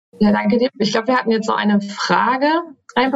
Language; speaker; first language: German; native; German